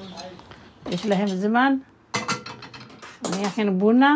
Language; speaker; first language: Hebrew; non-native, learner; Amharic